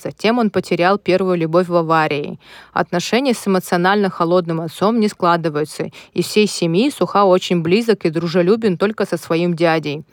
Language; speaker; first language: Russian; native; Russian